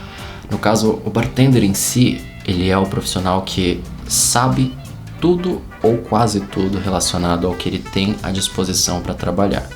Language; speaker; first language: Portuguese; native; Portuguese